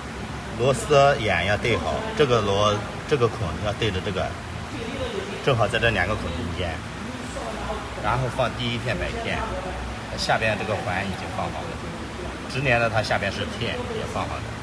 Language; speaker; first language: Chinese; native; Chinese